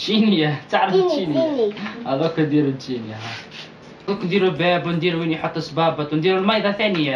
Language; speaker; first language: Arabic; native; Arabic